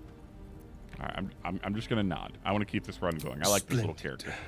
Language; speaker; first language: English; native; English